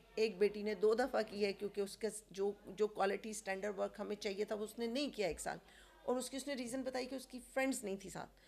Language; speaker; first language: Urdu; native; Urdu